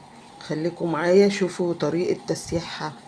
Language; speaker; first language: Arabic; native; Arabic